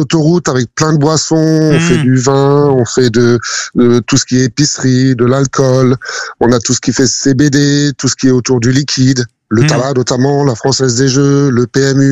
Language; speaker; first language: French; native; French